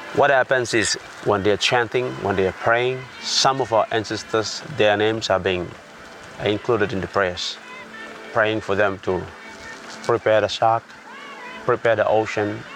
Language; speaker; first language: English; non-native, fluent; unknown